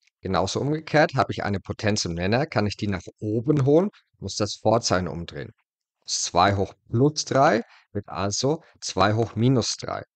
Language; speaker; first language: German; native; German